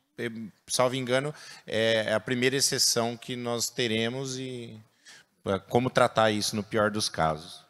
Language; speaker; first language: Portuguese; native; Portuguese